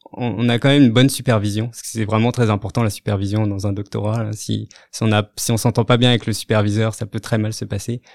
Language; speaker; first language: French; native; French